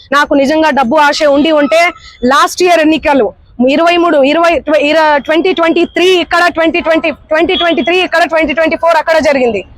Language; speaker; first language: Telugu; non-native, local second language; Lambadi